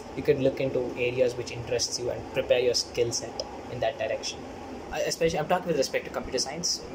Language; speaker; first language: English; non-native, local second language; Telugu